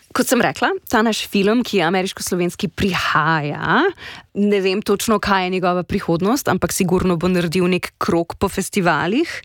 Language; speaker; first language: Slovenian; native; Slovenian